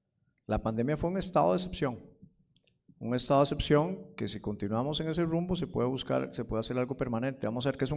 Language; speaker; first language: Spanish; native; Spanish